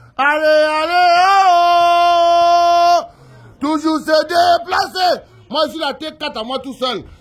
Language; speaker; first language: French; native; French